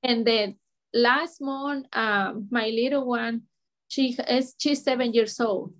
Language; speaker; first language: English; non-native, learner; Spanish